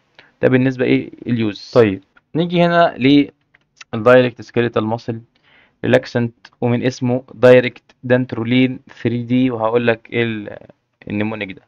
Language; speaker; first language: Arabic; native; Arabic